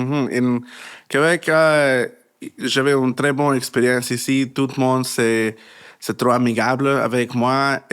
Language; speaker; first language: French; non-native, learner; Spanish